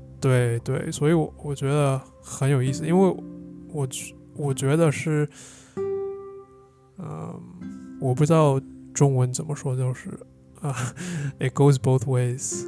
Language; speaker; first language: Chinese; non-native, fluent; English